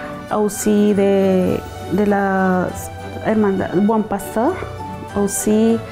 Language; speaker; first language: French; non-native, learner; Spanish